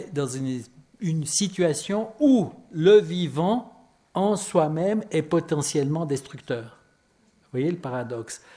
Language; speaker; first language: French; native; French